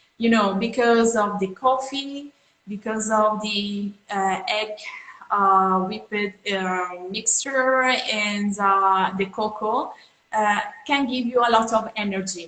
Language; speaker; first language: English; non-native, fluent; Italian